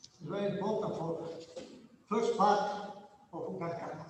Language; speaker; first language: English; non-native, learner; Italian